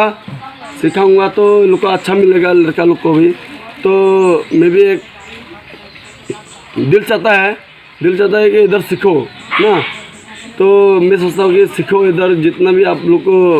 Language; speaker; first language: Hindi; non-native, local second language; Karbi